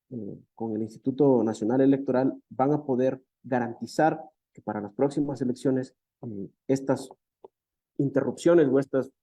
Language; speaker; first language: Spanish; native; Spanish